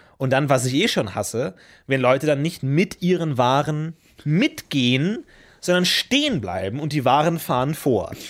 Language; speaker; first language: German; native; German